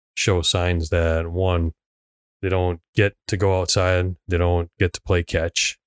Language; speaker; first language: English; non-native, local second language; Cantonese